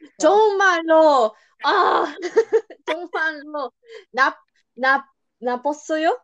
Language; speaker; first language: Korean; non-native, learner; English